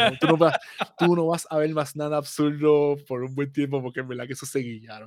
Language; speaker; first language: Spanish; native; Spanish